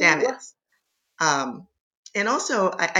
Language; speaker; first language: English; native; English